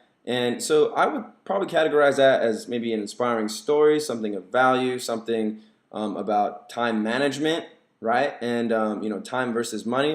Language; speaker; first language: English; native; English